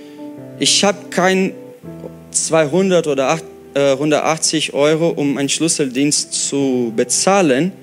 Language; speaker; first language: German; non-native, fluent; Portuguese